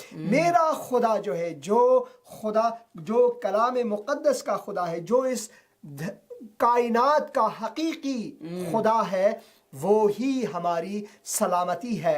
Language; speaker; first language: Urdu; non-native, fluent; Persian